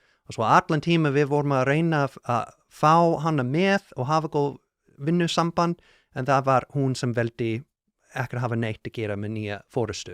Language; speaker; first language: Icelandic; non-native, learner; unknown